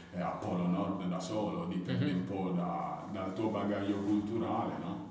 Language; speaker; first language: Italian; early bilingual, other home language; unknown